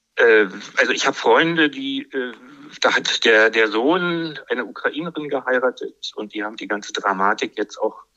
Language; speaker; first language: German; native; German